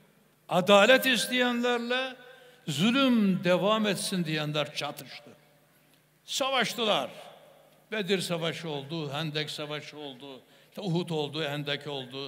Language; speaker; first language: Turkish; native; Turkish